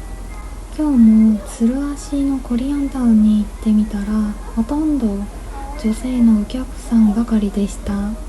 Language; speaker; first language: Japanese; non-native, fluent; Korean